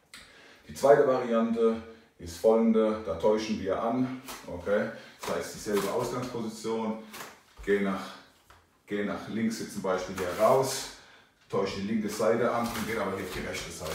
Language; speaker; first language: German; native; German